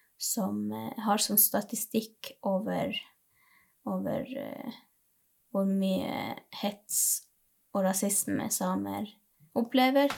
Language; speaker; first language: Norwegian; non-native, local second language; Northern Sami